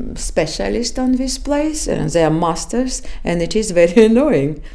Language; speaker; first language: English; non-native, fluent; Russian